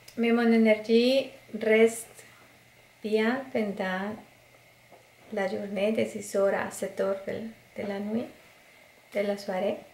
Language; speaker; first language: French; non-native, learner; Spanish